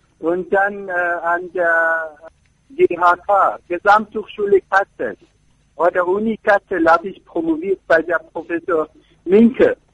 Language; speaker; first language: German; non-native, fluent; Persian